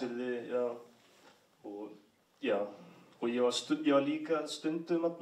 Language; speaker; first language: Icelandic; early bilingual, heritage; English